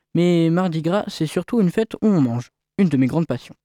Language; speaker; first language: French; native; French